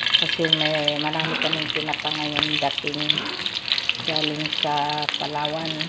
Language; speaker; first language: Filipino; non-native, local second language; Cebuano